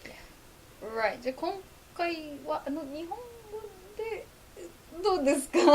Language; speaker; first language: Japanese; non-native, fluent; Polish